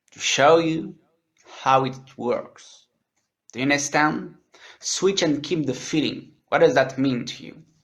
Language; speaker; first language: English; non-native, learner; French